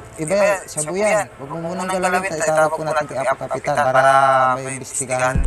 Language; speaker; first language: Filipino; non-native, local second language; Iloko